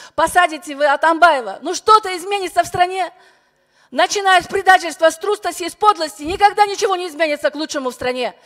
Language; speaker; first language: Russian; native; Russian